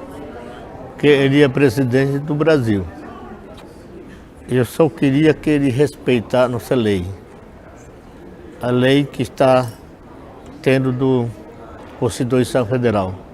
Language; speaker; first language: Portuguese; non-native, local second language; Yanomámi